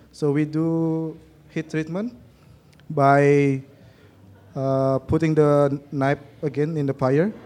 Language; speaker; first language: English; non-native, learner; Indonesian